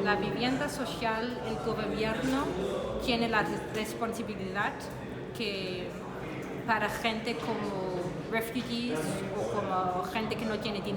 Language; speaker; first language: Spanish; non-native, learner; Danish